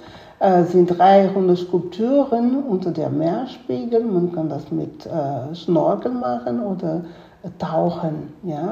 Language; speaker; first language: German; non-native, fluent; Spanish